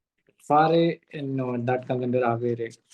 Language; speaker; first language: Italian; non-native, fluent; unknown